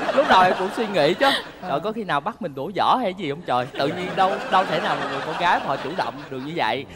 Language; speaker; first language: Vietnamese; native; Vietnamese